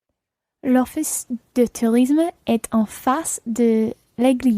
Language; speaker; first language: French; non-native, learner; English